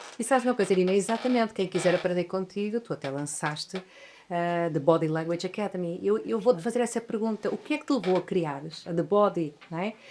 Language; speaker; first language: Portuguese; native; Portuguese